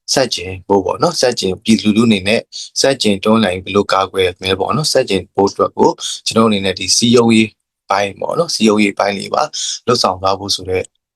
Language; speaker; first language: Burmese; non-native, local second language; S'gaw Karen